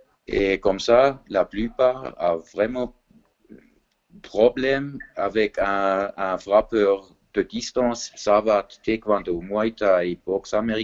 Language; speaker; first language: French; non-native, fluent; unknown